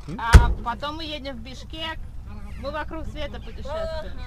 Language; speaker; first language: Russian; non-native, fluent; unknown